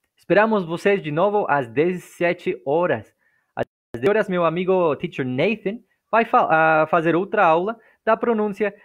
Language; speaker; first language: Portuguese; non-native, fluent; English